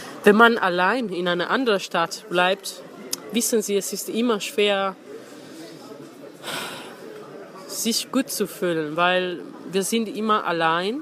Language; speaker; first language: German; non-native, fluent; Italian